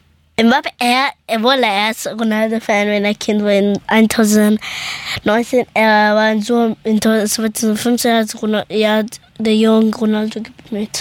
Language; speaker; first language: German; early bilingual, other home language; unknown